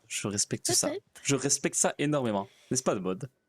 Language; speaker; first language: French; native; French